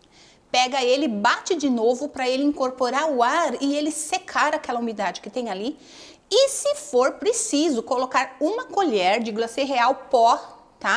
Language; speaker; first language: Portuguese; native; Portuguese